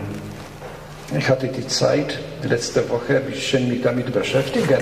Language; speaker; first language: German; non-native, fluent; Polish